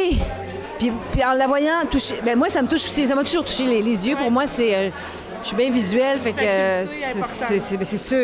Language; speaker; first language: French; native; French